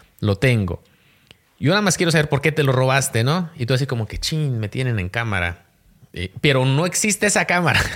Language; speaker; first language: Spanish; native; Spanish